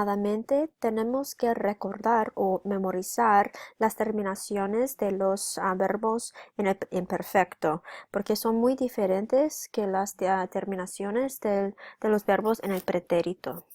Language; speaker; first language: Spanish; non-native, fluent; English